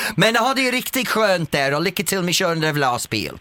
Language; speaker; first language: Swedish; non-native, fluent; English